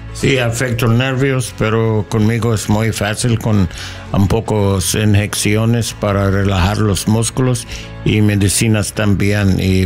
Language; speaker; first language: Spanish; non-native, learner; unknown